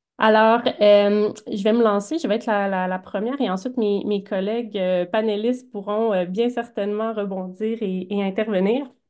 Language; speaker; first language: French; native; French